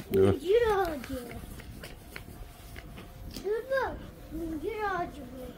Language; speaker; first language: Turkish; early bilingual, heritage; Turkish